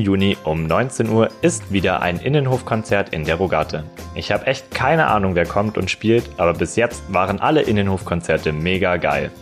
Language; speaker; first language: German; native; German